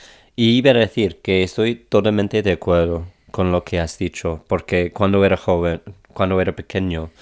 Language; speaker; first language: Spanish; non-native, fluent; English